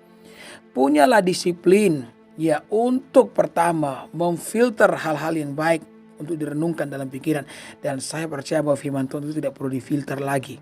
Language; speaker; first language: Indonesian; native; Indonesian